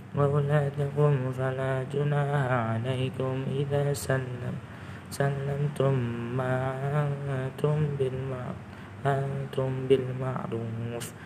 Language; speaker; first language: Arabic; non-native, learner; Indonesian